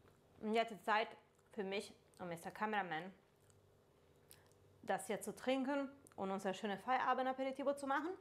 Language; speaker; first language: German; non-native, fluent; Italian